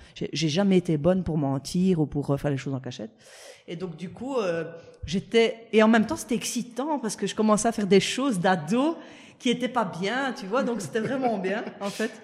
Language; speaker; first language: French; early bilingual, other home language; Italian